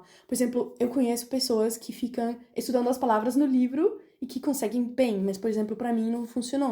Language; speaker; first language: Portuguese; non-native, fluent; German